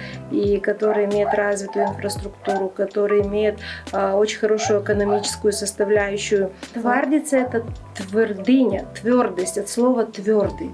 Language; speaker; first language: Russian; non-native, local second language; Bulgarian